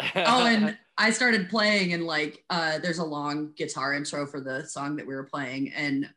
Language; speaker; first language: English; native; English